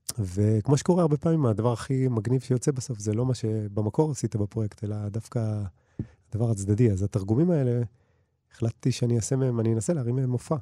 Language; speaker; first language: Hebrew; early bilingual, other home language; Russian